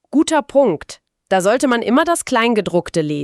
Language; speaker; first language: German; native; German